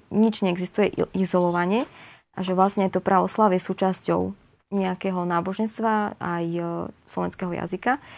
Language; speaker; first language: Slovak; native; Slovak